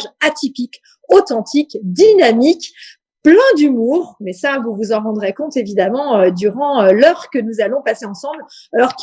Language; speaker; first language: French; native; French